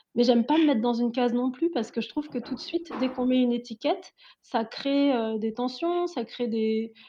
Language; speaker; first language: French; native; French